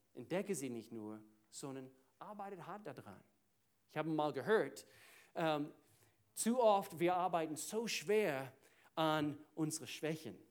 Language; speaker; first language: German; non-native, fluent; English